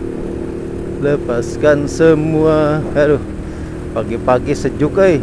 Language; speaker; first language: Indonesian; non-native, local second language; Sundanese